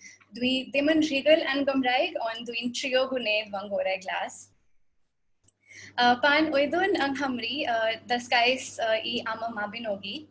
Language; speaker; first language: Welsh; non-native, fluent; Hindi